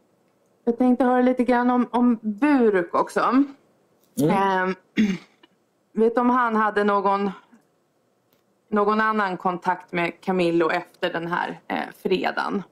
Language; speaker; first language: Swedish; native; Swedish